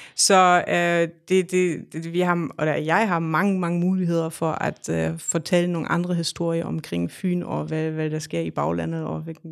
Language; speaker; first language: Danish; non-native, fluent; German